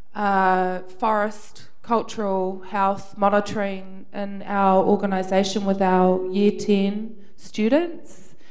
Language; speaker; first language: English; native; English